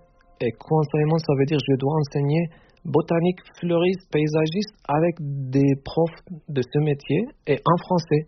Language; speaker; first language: French; non-native, fluent; Turkish